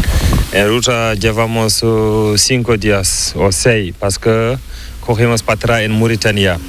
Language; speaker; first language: Spanish; non-native, learner; Fula